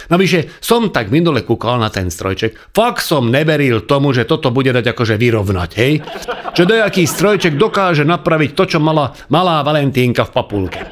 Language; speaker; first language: Slovak; non-native, local second language; Hungarian